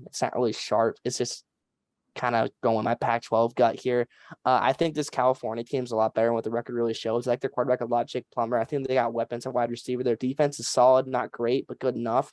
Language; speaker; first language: English; native; English